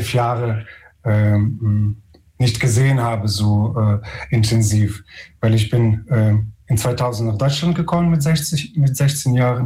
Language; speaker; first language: German; non-native, fluent; Ukrainian